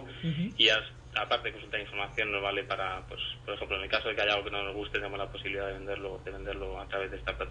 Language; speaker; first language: Spanish; native; Spanish